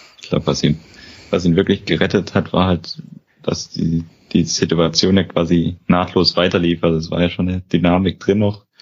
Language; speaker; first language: German; native; German